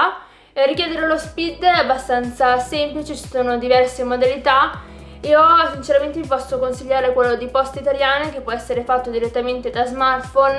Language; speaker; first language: Italian; native; Italian